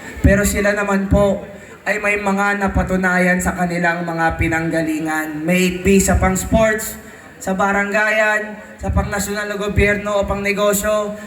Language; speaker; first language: Filipino; native; Filipino